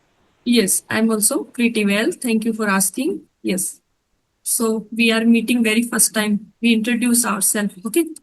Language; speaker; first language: English; non-native, learner; Hindi